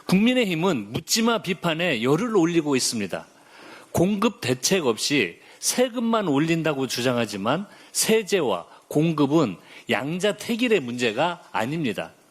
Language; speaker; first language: Korean; native; Korean